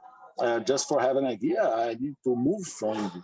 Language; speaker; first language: English; non-native, learner; Portuguese